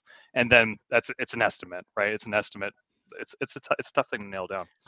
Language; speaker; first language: English; native; English